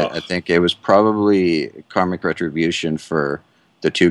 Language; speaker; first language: English; native; English